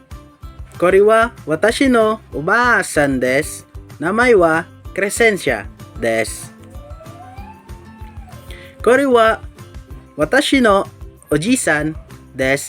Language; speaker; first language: Japanese; non-native, learner; Hiligaynon